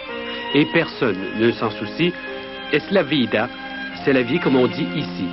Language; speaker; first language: French; native; French